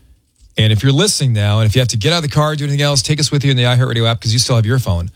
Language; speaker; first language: English; native; English